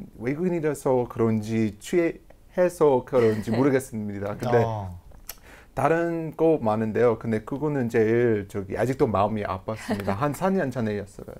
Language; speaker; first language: Korean; non-native, fluent; English